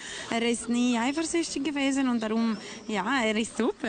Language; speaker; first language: German; non-native, local second language; Italian